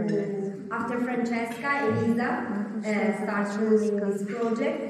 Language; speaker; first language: English; non-native, fluent; Italian